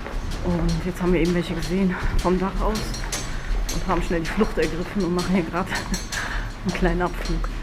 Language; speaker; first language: German; native; German